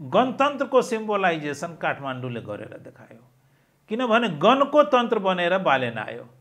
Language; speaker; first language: Nepali; non-native, local second language; Maithili